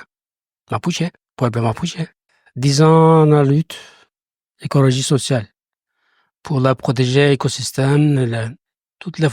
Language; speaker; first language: French; non-native, learner; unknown